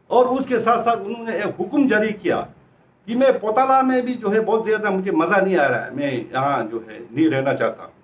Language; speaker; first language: Hindi; native; Hindi